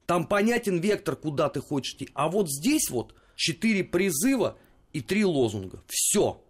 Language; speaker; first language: Russian; native; Russian